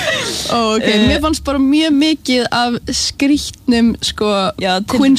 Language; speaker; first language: Icelandic; native; Icelandic